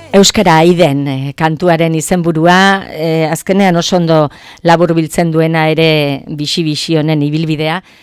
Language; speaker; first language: Basque; native; Basque